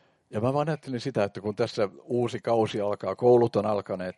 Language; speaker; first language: Finnish; native; Finnish